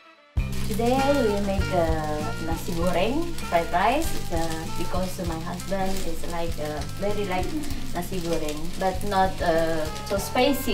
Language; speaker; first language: English; non-native, learner; Indonesian